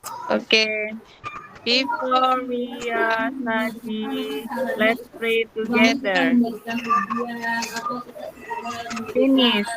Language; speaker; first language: English; non-native, learner; Indonesian